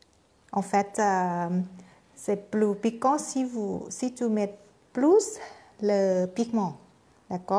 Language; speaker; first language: French; non-native, learner; Thai